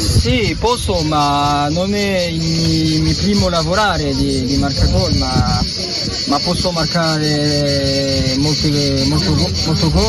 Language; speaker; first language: Italian; non-native, learner; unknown